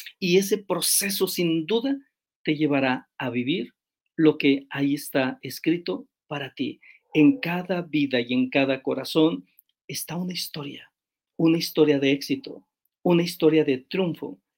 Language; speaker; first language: Spanish; native; Spanish